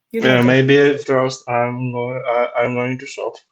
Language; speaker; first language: English; non-native, learner; Ukrainian